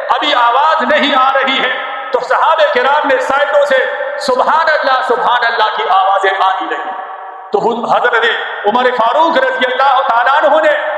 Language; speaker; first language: Urdu; non-native, local second language; Pashto